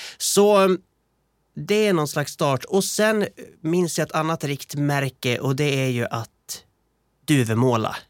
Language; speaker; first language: Swedish; native; Swedish